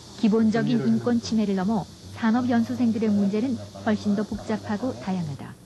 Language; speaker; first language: Korean; native; Korean